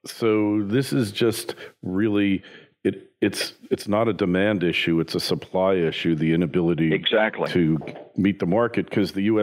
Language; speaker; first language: English; native; English